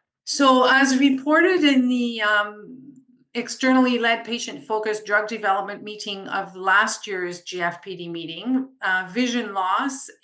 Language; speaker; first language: English; non-native, local second language; French